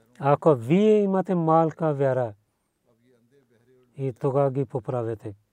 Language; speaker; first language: Bulgarian; non-native, learner; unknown